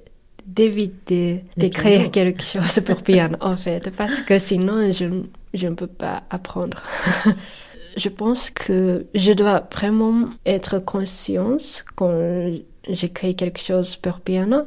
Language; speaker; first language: French; non-native, fluent; Japanese